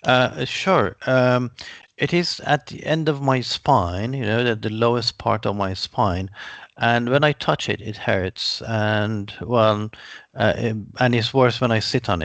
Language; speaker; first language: English; non-native, fluent; Persian